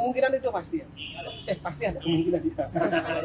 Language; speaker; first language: Indonesian; native; Indonesian